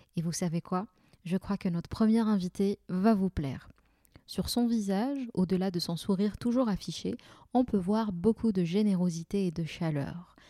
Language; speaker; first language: French; non-native, local second language; Arabic